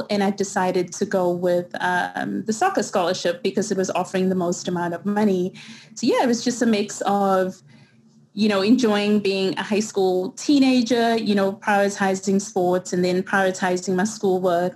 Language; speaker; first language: English; native; English